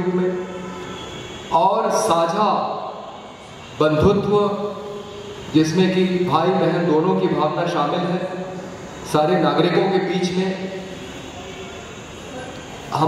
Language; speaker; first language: Hindi; native; Hindi